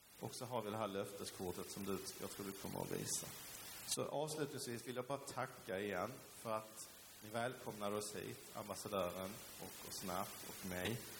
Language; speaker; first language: Swedish; early bilingual, other home language; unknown